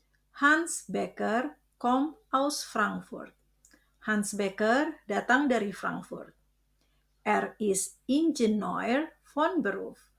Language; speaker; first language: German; non-native, fluent; Indonesian